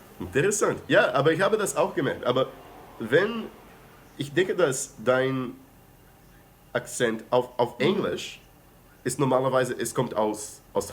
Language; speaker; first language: German; non-native, fluent; Portuguese